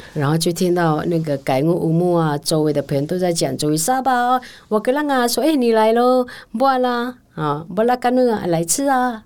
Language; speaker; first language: Chinese; native; Chinese